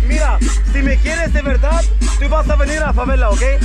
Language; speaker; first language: Spanish; non-native, learner; Swedish